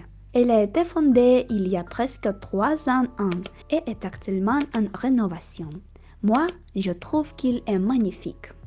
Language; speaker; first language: French; non-native, learner; Russian